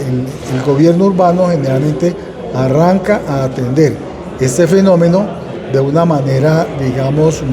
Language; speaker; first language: Spanish; native; Spanish